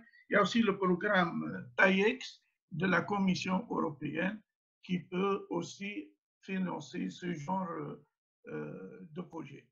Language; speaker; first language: French; non-native, local second language; Arabic